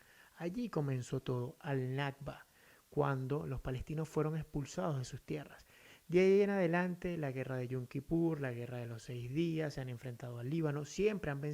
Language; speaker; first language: Spanish; native; Spanish